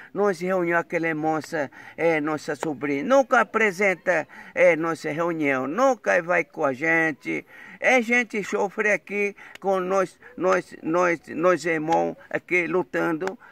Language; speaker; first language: Portuguese; non-native, local second language; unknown